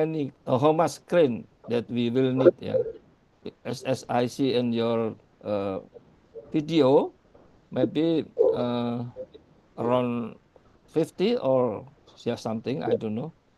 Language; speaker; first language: English; non-native, learner; Indonesian